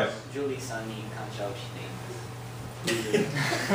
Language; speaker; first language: Japanese; non-native, learner; English